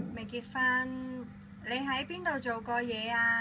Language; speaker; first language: Cantonese; native; Cantonese